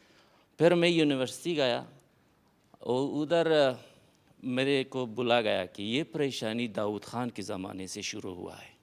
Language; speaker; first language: Hindi; non-native, fluent; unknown